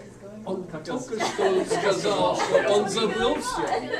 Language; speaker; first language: Russian; non-native, fluent; English